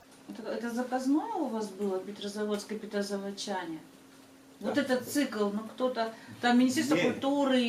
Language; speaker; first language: Russian; native; Russian